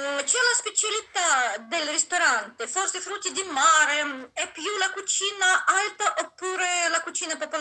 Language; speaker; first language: Italian; non-native, learner; Russian